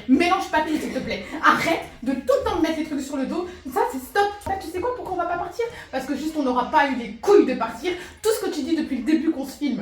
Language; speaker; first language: French; native; French